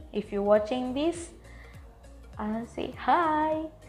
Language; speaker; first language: English; non-native, local second language; Malay